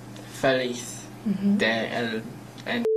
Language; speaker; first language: Spanish; non-native, learner; English